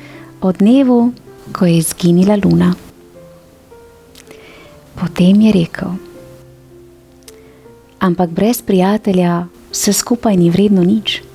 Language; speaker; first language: Slovenian; native; Slovenian